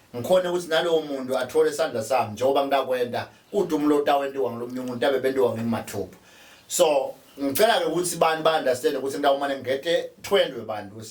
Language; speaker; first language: Zulu; non-native, local second language; Swati